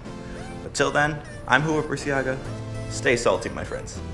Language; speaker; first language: English; native; English